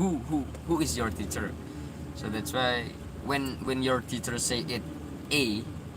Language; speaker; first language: English; non-native, learner; Indonesian